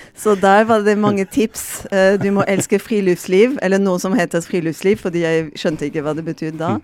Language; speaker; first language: Norwegian; non-native, fluent; French